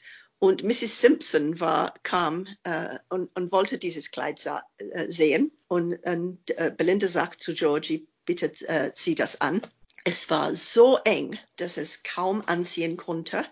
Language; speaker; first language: German; non-native, fluent; English